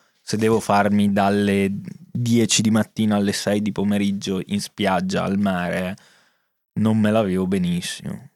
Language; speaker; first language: Italian; native; Italian